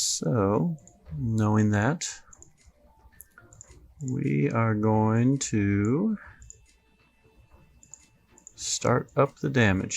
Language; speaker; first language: English; native; English